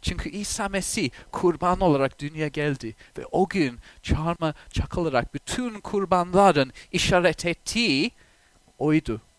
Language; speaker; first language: Turkish; non-native, fluent; English